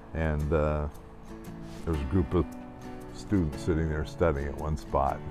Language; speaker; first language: English; native; English